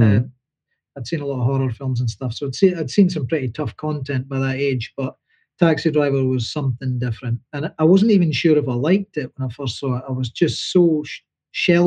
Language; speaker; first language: English; native; English